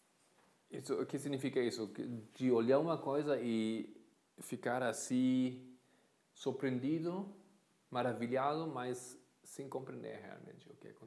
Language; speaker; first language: Portuguese; non-native, fluent; Spanish